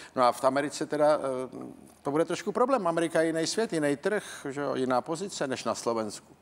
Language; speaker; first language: Czech; native; Czech